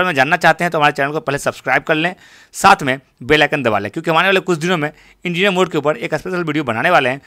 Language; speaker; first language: Hindi; native; Hindi